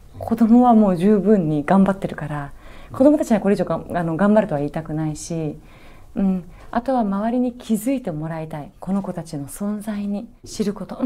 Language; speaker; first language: Japanese; early bilingual, other home language; Persian